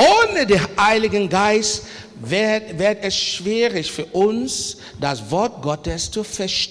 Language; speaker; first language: German; non-native, learner; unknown